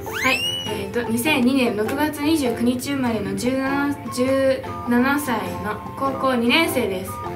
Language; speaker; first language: Japanese; native; Japanese